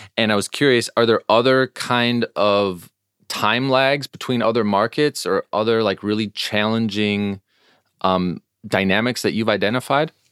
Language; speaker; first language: English; native; English